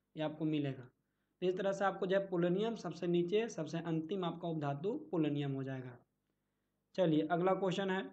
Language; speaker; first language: Hindi; native; Hindi